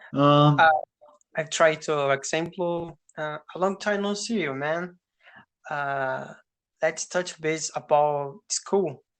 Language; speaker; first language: English; non-native, learner; Portuguese